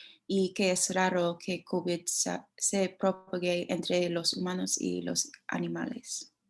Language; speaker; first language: Spanish; non-native, learner; English